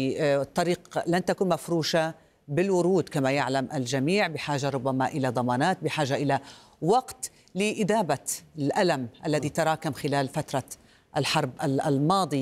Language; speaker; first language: Arabic; native; Arabic